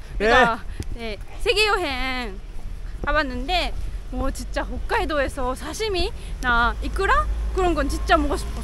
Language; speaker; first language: Korean; non-native, learner; Japanese